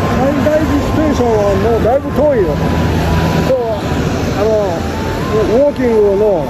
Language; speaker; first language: Japanese; native; Japanese